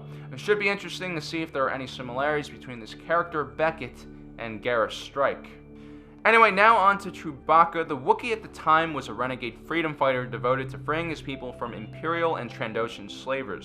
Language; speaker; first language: English; native; English